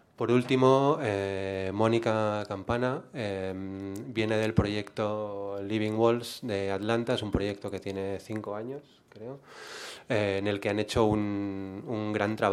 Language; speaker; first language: Spanish; non-native, local second language; Catalan